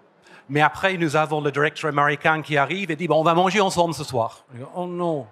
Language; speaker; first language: French; non-native, fluent; English